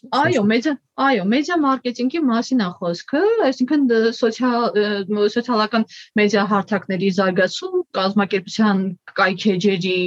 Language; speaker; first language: Armenian; native; Armenian